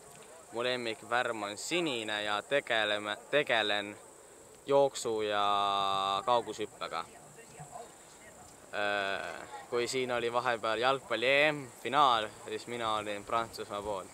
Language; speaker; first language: Estonian; early bilingual, other home language; English